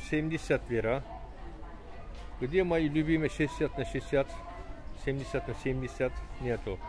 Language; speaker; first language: Russian; non-native, learner; Turkish